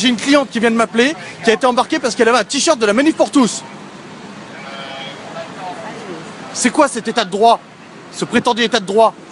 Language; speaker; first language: French; native; French